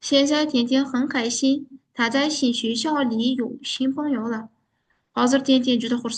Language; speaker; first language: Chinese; non-native, fluent; Uzbek